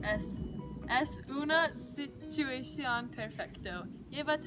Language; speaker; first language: Spanish; non-native, learner; English